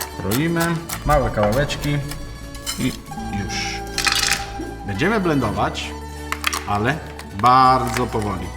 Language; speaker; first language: Polish; non-native, learner; Italian